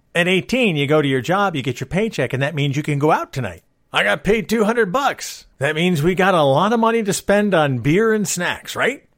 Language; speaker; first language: English; native; English